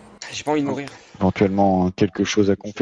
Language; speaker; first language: French; native; French